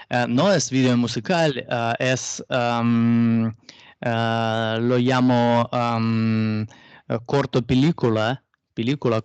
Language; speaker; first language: Spanish; non-native, learner; Russian